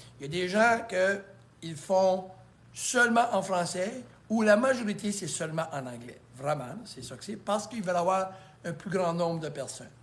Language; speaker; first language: French; native; French